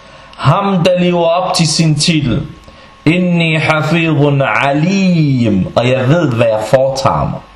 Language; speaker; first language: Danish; non-native, fluent; Arabic